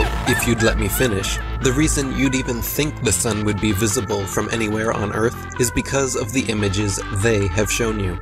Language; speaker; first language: English; native; English